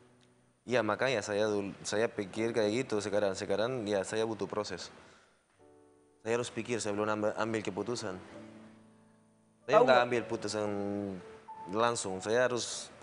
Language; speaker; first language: Indonesian; non-native, learner; Spanish